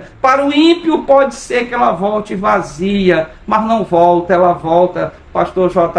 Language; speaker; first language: Portuguese; native; Portuguese